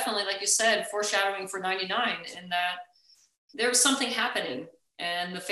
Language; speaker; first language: English; native; English